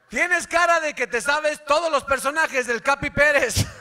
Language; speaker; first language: Spanish; native; Spanish